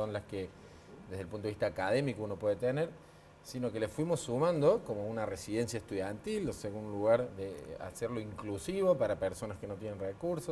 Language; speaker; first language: Spanish; native; Spanish